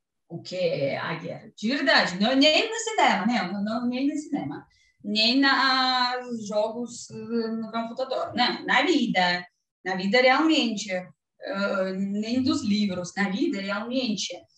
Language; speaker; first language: Portuguese; non-native, learner; Russian